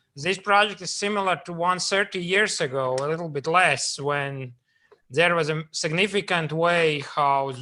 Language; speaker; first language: English; non-native, fluent; Latvian